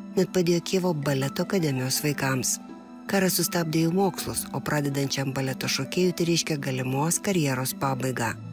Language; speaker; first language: Lithuanian; native; Lithuanian